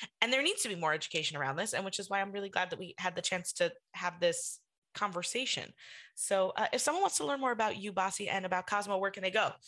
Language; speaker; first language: English; native; English